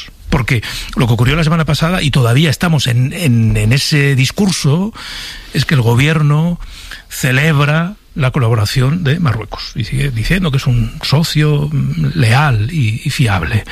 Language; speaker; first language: Spanish; native; Spanish